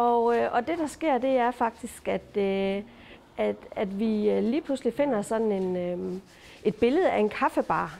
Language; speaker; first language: Danish; native; Danish